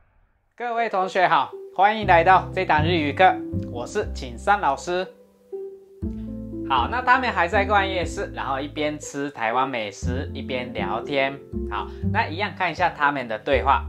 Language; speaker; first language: Chinese; non-native, fluent; Japanese